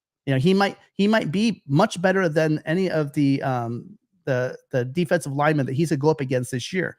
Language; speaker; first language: English; native; English